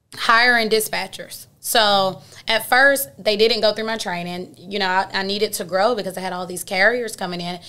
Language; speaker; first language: English; native; English